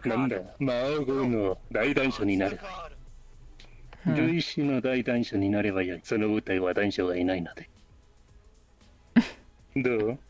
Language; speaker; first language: Japanese; non-native, learner; English